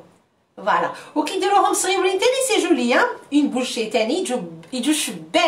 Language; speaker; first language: Arabic; native; Arabic